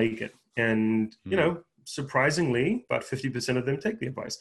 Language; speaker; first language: English; native; English